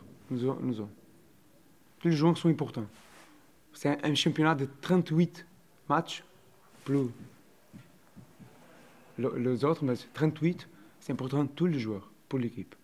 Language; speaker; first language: French; non-native, learner; Portuguese